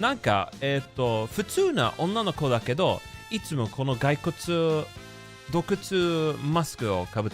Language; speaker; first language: Japanese; non-native, learner; English